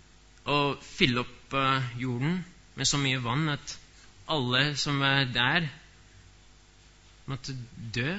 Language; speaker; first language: Norwegian; non-native, fluent; English